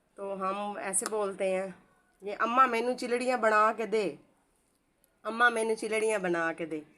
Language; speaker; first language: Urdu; non-native, local second language; Punjabi